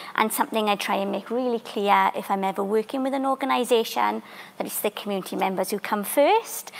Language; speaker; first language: English; native; English